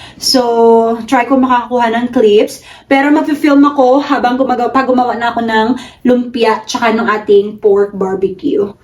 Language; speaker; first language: Filipino; non-native, local second language; Cebuano